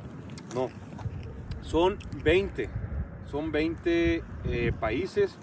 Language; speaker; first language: Spanish; native; Spanish